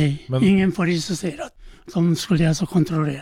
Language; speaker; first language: Swedish; non-native, learner; Korean